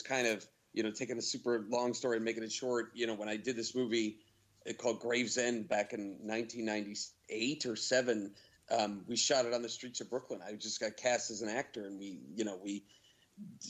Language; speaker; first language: English; native; English